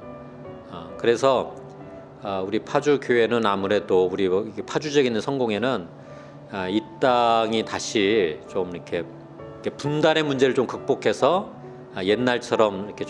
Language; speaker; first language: Korean; native; Korean